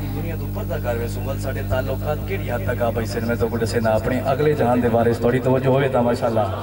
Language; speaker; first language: Punjabi; non-native, local second language; Saraiki